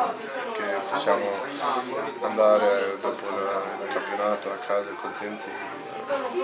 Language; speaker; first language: Italian; non-native, learner; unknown